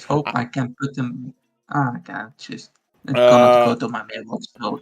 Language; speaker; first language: English; non-native, fluent; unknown